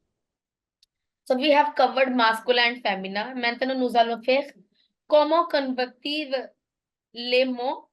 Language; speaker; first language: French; non-native, fluent; Punjabi